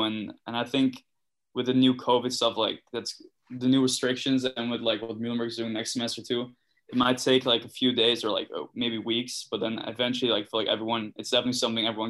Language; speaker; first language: English; non-native, fluent; Dutch